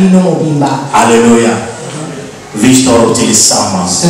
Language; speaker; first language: Swedish; non-native, learner; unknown